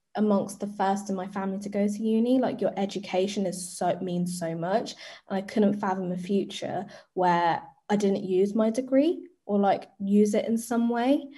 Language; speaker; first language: English; native; English